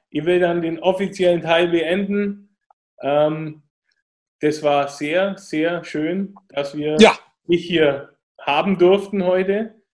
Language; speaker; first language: German; native; German